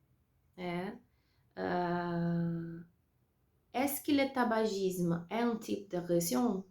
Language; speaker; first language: French; non-native, learner; Portuguese